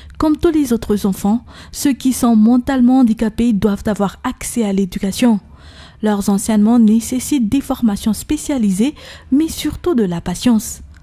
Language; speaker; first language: French; non-native, local second language; Malagasy